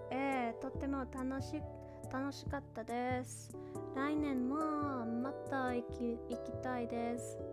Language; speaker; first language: Japanese; non-native, learner; English